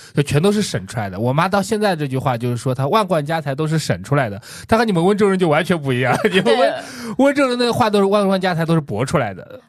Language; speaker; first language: Chinese; non-native, local second language; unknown